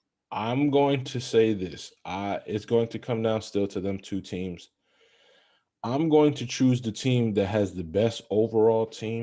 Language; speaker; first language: English; native; English